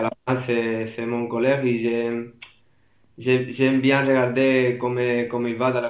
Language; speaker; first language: French; non-native, fluent; Spanish